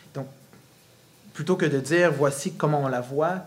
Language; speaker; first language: French; native; French